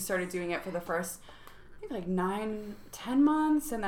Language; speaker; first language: English; native; English